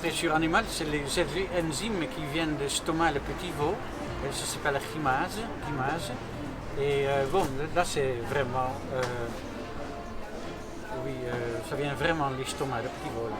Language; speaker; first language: French; non-native, fluent; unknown